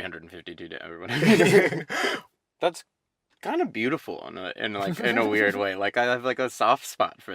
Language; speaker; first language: English; native; English